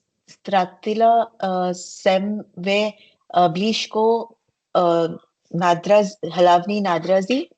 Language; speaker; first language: Czech; non-native, learner; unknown